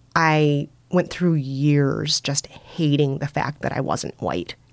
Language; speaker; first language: English; native; English